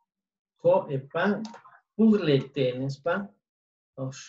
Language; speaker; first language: French; non-native, learner; Spanish